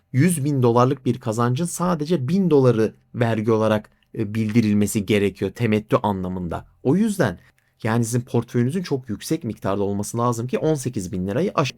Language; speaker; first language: Turkish; native; Turkish